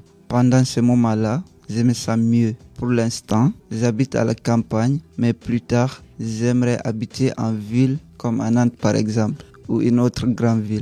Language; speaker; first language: French; non-native, learner; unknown